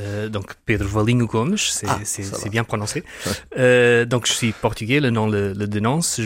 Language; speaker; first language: French; non-native, fluent; Portuguese